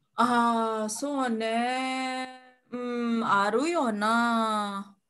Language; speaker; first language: Japanese; non-native, fluent; Indonesian